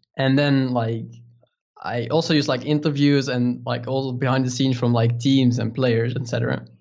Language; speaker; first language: English; non-native, fluent; Dutch